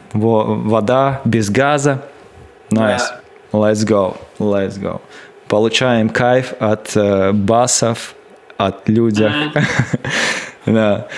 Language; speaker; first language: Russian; non-native, local second language; Latvian